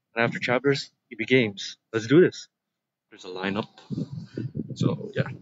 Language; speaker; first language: English; native; English